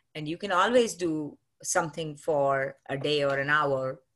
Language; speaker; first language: English; non-native, local second language; Marathi